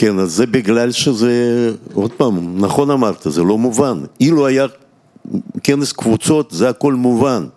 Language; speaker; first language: Hebrew; non-native, fluent; Russian